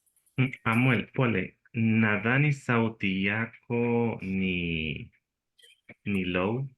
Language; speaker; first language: Swahili; non-native, learner; Spanish